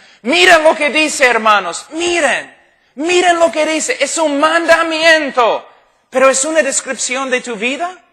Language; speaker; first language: Spanish; non-native, fluent; English